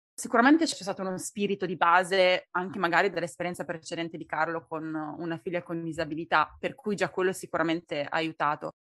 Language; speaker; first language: Italian; native; Italian